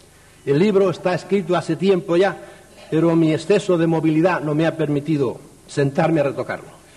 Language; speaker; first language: Spanish; native; Spanish